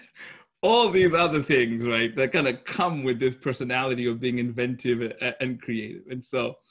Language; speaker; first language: English; non-native, local second language; Shona